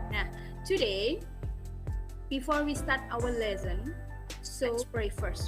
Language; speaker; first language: English; non-native, learner; Indonesian